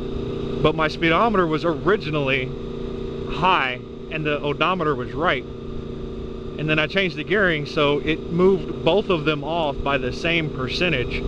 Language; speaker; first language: English; native; English